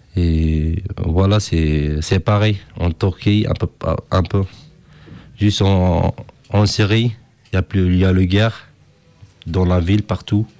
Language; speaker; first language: French; non-native, learner; Kurdish